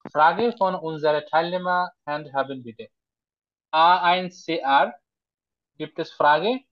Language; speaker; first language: German; non-native, fluent; Bangla